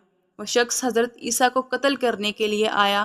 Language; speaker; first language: Urdu; native; Urdu